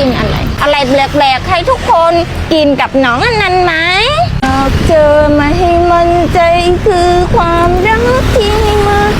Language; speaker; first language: Thai; non-native, learner; Vietnamese